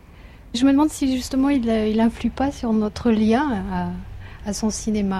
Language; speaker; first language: French; native; French